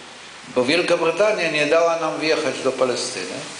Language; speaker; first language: Polish; non-native, local second language; Yiddish